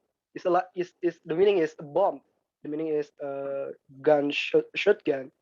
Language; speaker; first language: English; non-native, learner; Indonesian